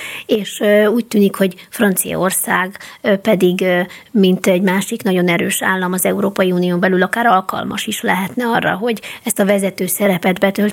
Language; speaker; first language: Hungarian; native; Hungarian